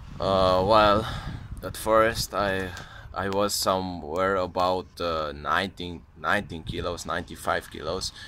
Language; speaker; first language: English; non-native, learner; Romanian